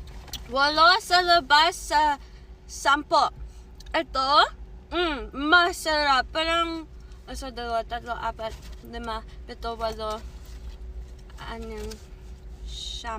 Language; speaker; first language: Filipino; non-native, learner; English